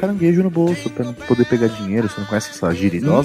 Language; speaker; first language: Portuguese; native; Portuguese